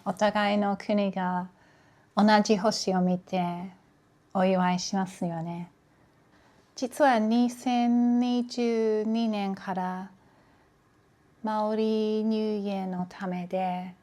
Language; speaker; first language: Japanese; non-native, learner; English